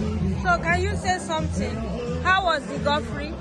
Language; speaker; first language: English; non-native, local second language; Igbo